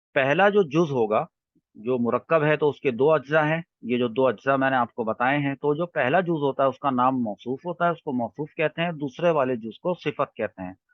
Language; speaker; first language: Urdu; native; Urdu